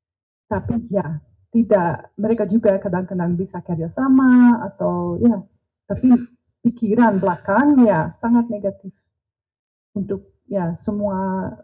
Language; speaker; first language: Indonesian; non-native, learner; Dutch